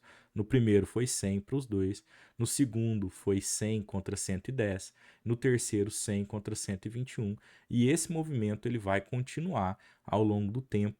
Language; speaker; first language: Portuguese; native; Portuguese